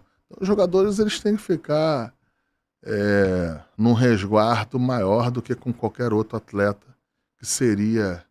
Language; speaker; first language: Portuguese; native; Portuguese